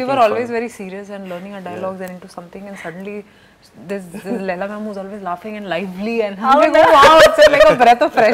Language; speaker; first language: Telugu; non-native, fluent; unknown